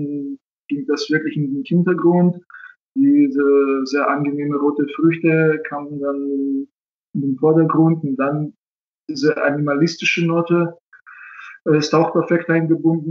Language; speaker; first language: German; non-native, fluent; Russian